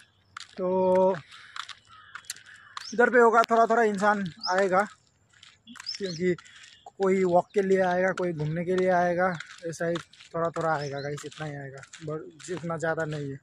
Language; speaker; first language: Hindi; non-native, local second language; Nepali